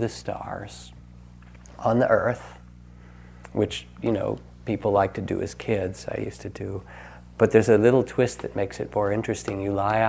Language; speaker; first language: English; native; English